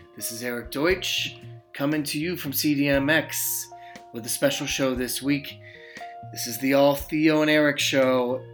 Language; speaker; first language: English; native; English